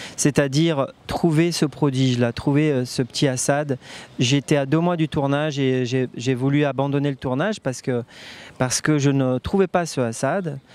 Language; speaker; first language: French; native; French